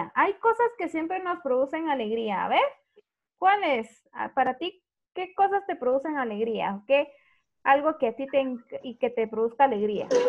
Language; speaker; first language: Spanish; native; Spanish